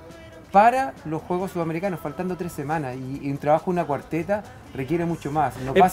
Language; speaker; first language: Spanish; native; Spanish